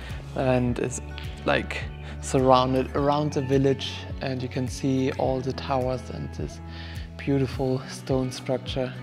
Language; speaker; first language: English; non-native, fluent; German